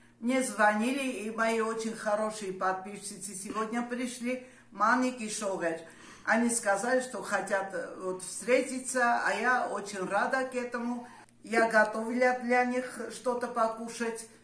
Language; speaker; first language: Russian; non-native, fluent; Armenian